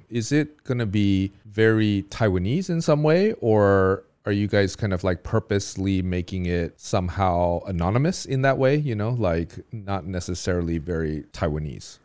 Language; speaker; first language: English; native; English